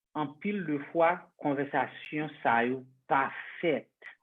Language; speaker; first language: French; non-native, local second language; Haitian Creole